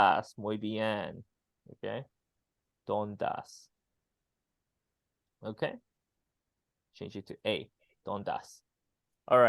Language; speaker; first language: English; non-native, fluent; Chinese